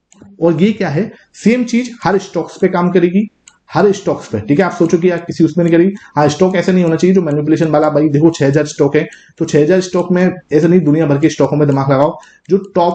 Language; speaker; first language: Hindi; native; Hindi